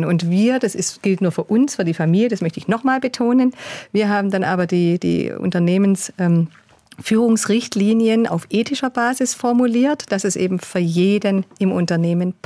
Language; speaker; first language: German; native; German